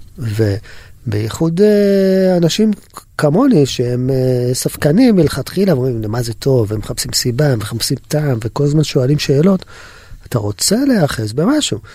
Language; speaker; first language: Hebrew; native; Hebrew